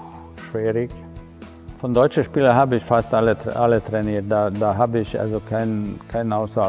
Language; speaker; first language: German; non-native, fluent; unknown